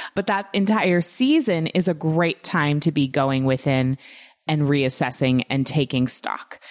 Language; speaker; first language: English; native; English